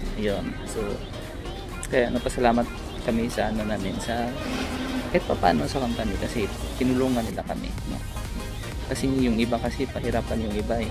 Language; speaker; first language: Filipino; native; Filipino